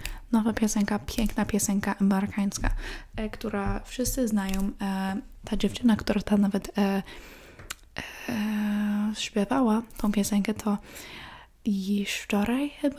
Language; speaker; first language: Polish; early bilingual, heritage; English